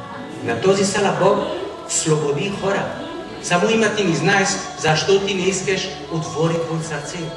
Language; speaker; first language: Bulgarian; non-native, learner; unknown